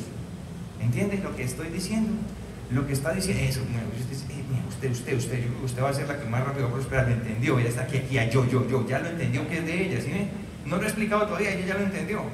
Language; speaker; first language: Spanish; native; Spanish